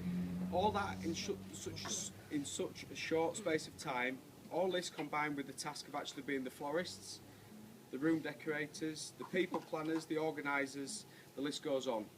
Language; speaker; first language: English; native; English